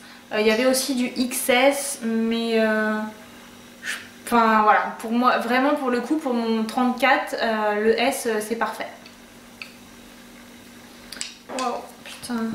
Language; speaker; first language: French; native; French